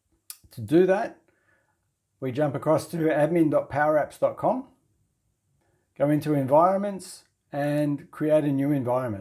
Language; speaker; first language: English; native; English